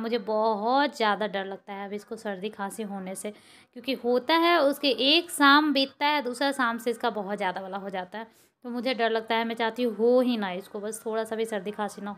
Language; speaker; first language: Hindi; native; Hindi